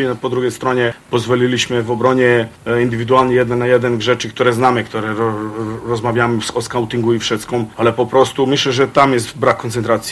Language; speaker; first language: Polish; non-native, fluent; Croatian